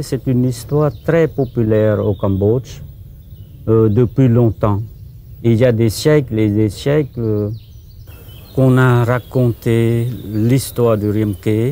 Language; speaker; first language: French; non-native, fluent; Khmer